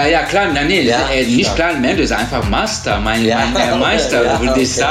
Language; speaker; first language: German; non-native, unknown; Turkish